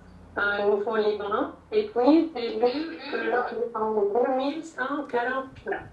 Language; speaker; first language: French; non-native, local second language; Arabic